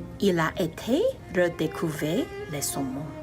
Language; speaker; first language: French; non-native, learner; Chinese